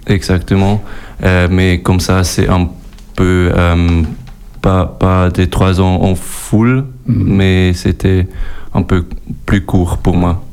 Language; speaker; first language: French; non-native, learner; German